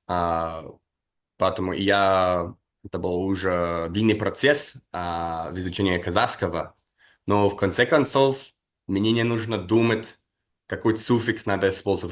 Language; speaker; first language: Russian; non-native, fluent; English